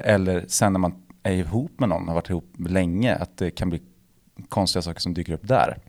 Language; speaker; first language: Swedish; native; Swedish